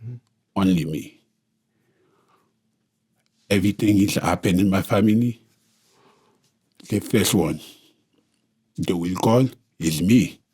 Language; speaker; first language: English; non-native, local second language; Haitian Creole